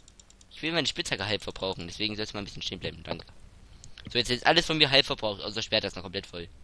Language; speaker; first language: German; native; German